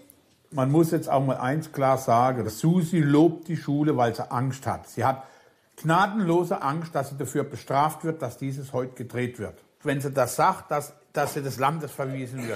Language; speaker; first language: German; native; German